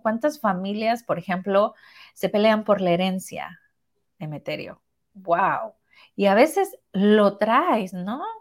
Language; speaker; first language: Spanish; native; Spanish